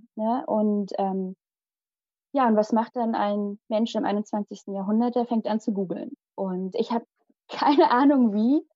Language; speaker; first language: German; early bilingual, other home language; Malayalam